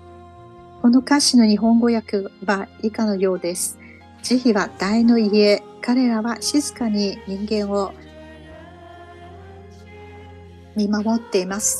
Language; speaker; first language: Japanese; non-native, fluent; Chinese